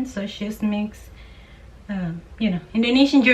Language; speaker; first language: English; non-native, fluent; Indonesian